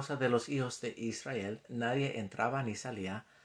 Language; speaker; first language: Spanish; non-native, fluent; English